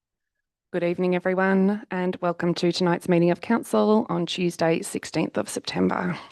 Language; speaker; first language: English; native; English